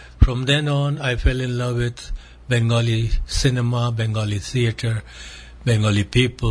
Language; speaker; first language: English; non-native, local second language; Gujarati